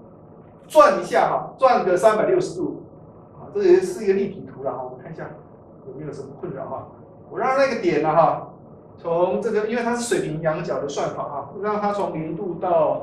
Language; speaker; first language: Chinese; native; Chinese